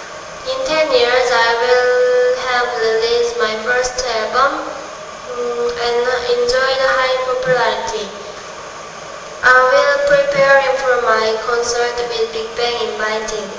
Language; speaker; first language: English; non-native, learner; Korean